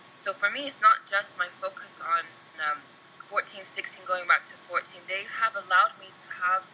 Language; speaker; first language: English; native; English